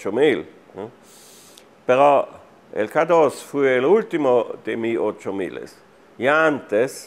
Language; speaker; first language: Spanish; non-native, fluent; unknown